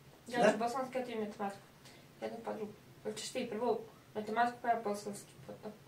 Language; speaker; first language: Russian; non-native, learner; Bosnian